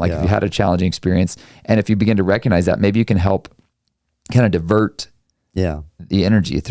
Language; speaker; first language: English; native; English